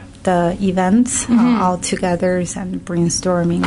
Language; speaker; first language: English; non-native, learner; Chinese